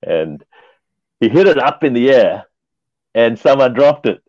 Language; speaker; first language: English; non-native, local second language; Tamil